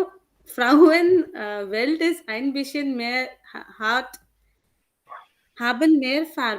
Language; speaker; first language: German; non-native, learner; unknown